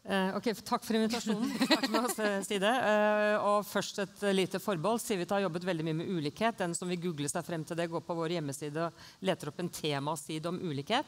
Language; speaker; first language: Norwegian; native; Norwegian